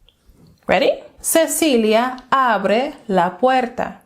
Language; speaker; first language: Spanish; non-native, fluent; English